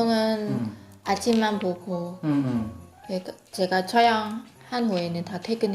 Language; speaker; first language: Korean; non-native, learner; Vietnamese